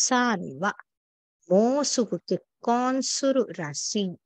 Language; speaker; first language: Japanese; non-native, fluent; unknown